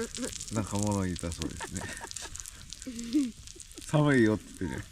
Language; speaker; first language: Japanese; native; Japanese